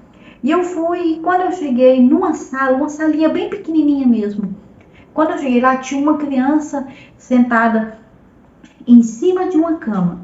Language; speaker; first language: Portuguese; native; Portuguese